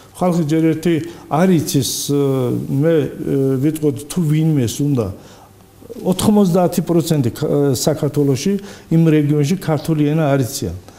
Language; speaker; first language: Georgian; non-native, local second language; Azerbaijani